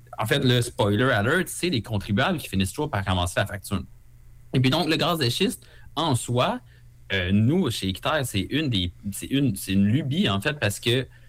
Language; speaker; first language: French; native; French